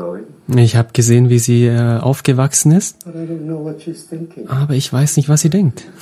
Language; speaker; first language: German; non-native, fluent; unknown